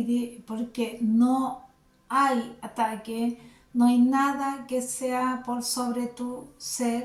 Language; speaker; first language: Spanish; native; Spanish